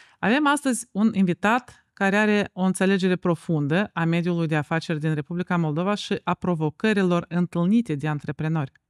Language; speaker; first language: Romanian; native; Romanian